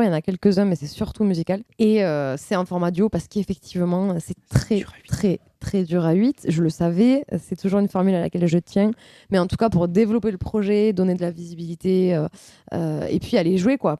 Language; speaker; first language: French; native; French